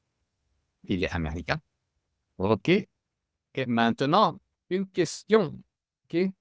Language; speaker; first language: French; non-native, fluent; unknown